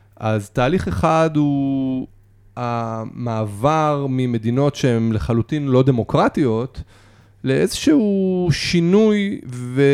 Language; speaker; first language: Hebrew; native; Hebrew